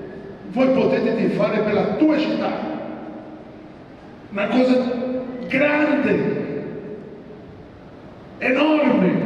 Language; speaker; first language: Italian; non-native, fluent; Portuguese